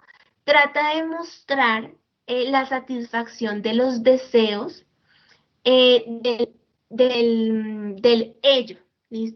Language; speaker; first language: Spanish; native; Spanish